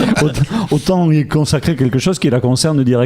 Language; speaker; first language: French; native; French